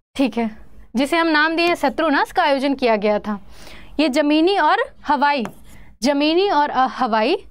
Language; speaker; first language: Hindi; native; Hindi